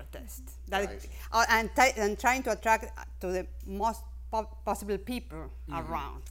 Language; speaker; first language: English; non-native, fluent; Spanish